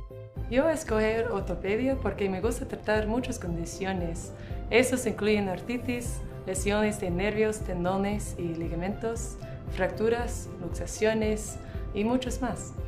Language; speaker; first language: Spanish; non-native, fluent; English